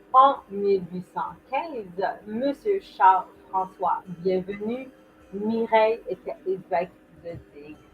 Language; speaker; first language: French; non-native, learner; English